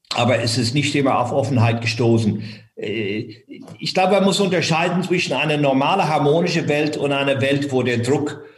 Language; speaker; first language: German; non-native, fluent; English